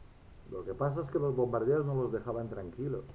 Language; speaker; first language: Spanish; native; Spanish